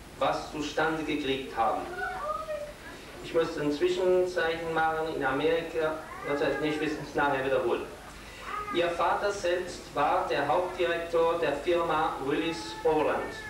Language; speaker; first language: German; non-native, local second language; Swiss German